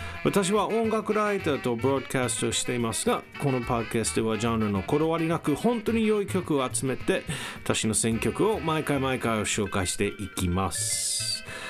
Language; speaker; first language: Japanese; non-native, fluent; English